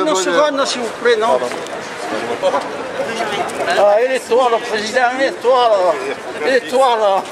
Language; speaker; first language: French; native; French